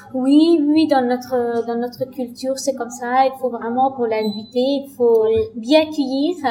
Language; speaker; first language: French; non-native, learner; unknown